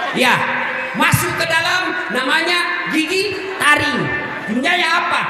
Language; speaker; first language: Indonesian; non-native, local second language; Buginese